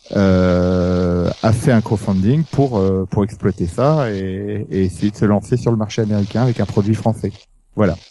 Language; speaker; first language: French; native; French